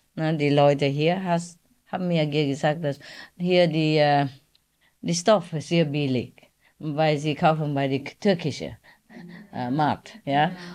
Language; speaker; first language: German; non-native, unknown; Vietnamese